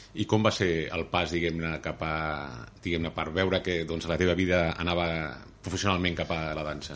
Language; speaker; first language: Catalan; native; Catalan